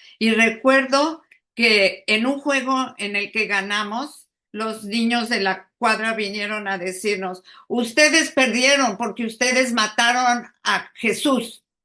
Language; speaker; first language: Spanish; native; Spanish